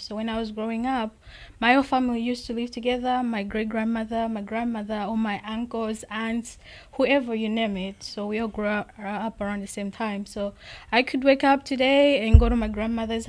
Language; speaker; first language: English; non-native, local second language; Nyanja